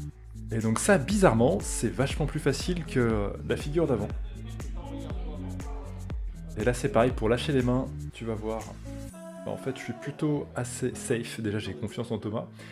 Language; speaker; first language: French; native; French